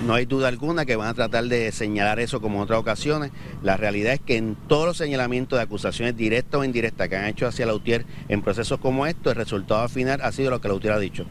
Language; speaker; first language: Spanish; native; Spanish